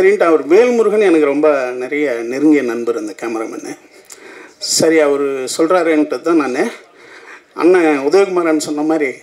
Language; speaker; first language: Tamil; native; Tamil